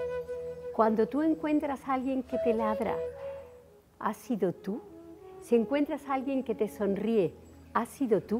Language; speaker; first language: Spanish; native; Spanish